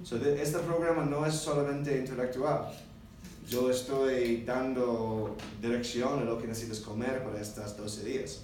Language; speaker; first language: Spanish; non-native, learner; English